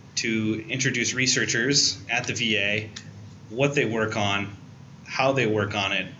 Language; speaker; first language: English; native; English